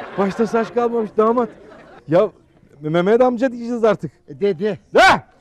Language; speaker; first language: Turkish; native; Turkish